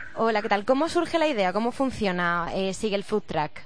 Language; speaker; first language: Spanish; native; Spanish